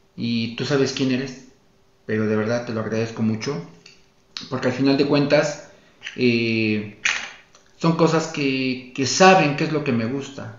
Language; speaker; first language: Spanish; native; Spanish